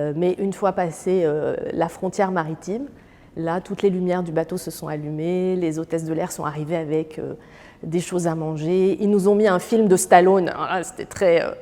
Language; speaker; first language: French; early bilingual, other home language; Arabic